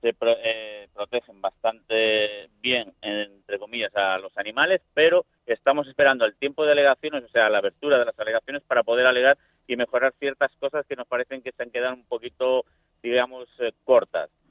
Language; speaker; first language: Spanish; native; Spanish